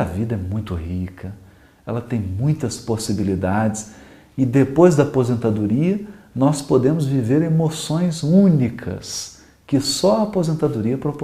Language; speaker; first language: Portuguese; native; Portuguese